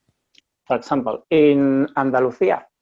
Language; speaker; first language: English; non-native, learner; Spanish